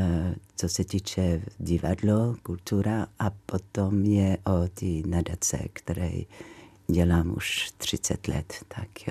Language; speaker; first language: Czech; non-native, fluent; French